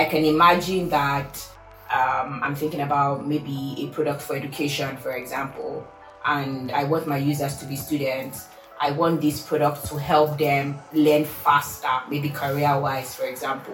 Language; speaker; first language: English; non-native, local second language; Yoruba